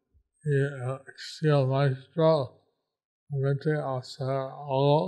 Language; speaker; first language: Spanish; non-native, learner; English